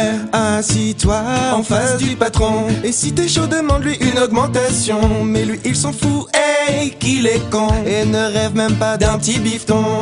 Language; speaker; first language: French; native; French